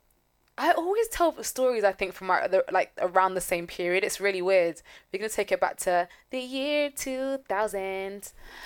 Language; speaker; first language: English; native; English